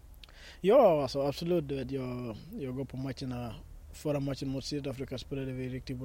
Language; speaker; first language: Swedish; early bilingual, other home language; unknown